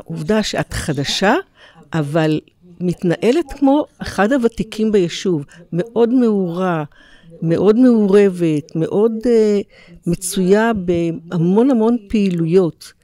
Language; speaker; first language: Hebrew; native; Hebrew